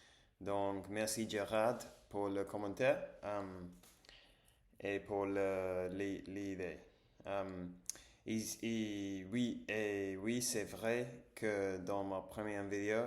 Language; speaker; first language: French; non-native, learner; English